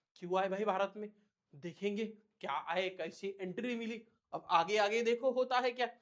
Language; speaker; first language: Hindi; non-native, local second language; Marathi